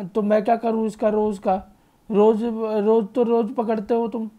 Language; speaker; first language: Hindi; native; Hindi